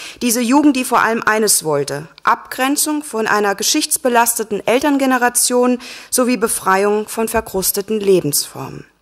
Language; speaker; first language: German; native; German